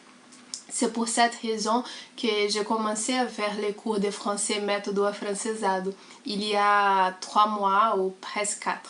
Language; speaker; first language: French; non-native, learner; Portuguese